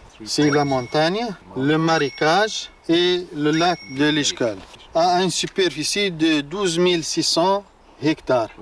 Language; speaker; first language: French; non-native, local second language; Arabic